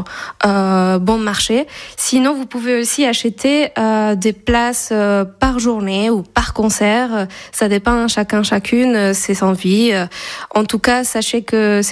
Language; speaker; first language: French; non-native, fluent; Spanish